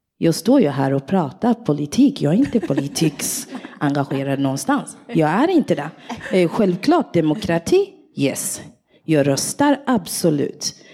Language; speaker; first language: Swedish; early bilingual, other home language; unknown